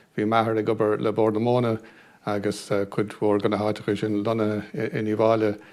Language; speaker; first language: Irish; non-native, local second language; English